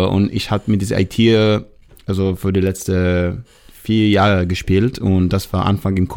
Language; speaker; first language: German; non-native, learner; Hebrew